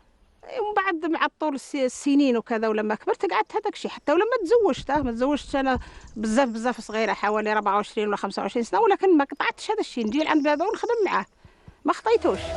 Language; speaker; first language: Arabic; native; Arabic